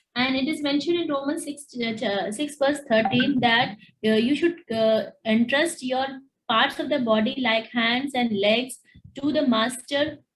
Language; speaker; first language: English; non-native, local second language; Hindi